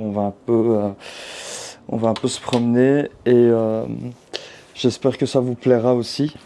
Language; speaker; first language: French; early bilingual, heritage; Turkish